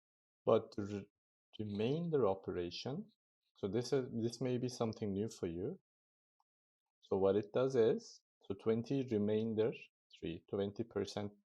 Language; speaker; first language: English; non-native, fluent; Turkish